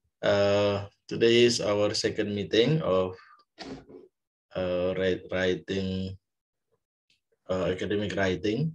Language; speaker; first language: English; non-native, fluent; Indonesian